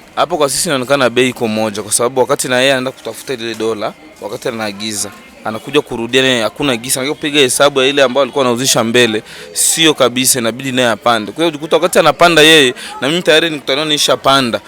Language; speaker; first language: Swahili; native; Swahili